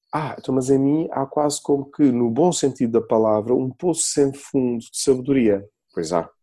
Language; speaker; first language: Portuguese; native; Portuguese